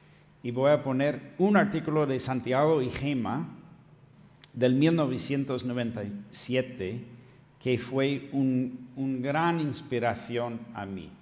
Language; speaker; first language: Spanish; non-native, fluent; English